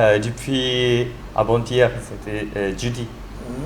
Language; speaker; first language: French; non-native, learner; Japanese